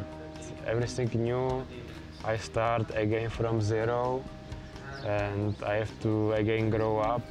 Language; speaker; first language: English; non-native, learner; Czech